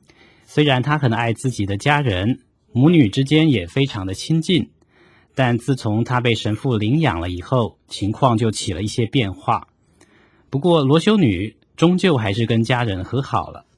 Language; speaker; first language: Chinese; native; Chinese